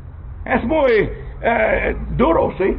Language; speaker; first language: Spanish; non-native, learner; English